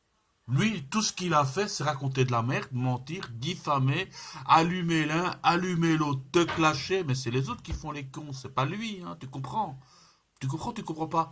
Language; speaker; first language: French; native; French